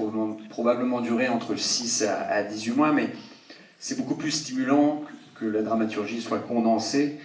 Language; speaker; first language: French; native; French